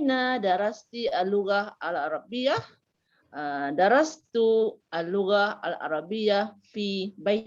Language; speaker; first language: Arabic; non-native, learner; Malay